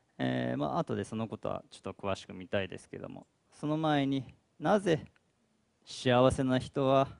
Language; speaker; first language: Japanese; native; Japanese